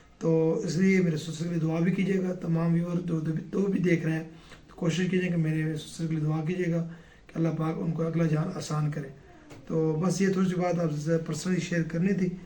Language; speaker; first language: Urdu; native; Urdu